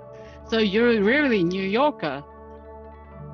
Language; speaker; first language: English; non-native, learner; Japanese